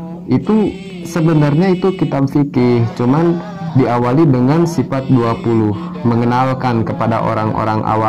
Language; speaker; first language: Indonesian; non-native, local second language; Sundanese